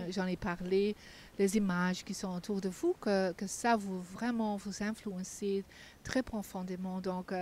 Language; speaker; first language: French; non-native, fluent; Dutch